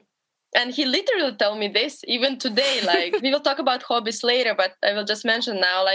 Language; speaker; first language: English; non-native, fluent; Russian